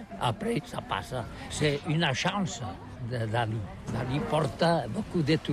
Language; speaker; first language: French; non-native, learner; Catalan